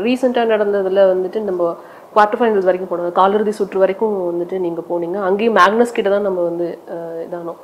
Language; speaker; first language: Tamil; native; Tamil